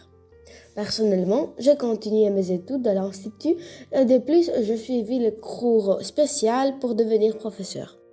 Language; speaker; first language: French; non-native, fluent; Greek